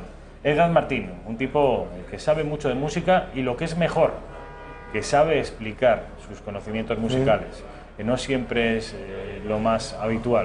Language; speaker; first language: Spanish; native; Spanish